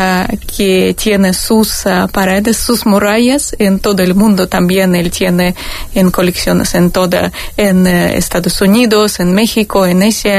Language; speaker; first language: Spanish; non-native, learner; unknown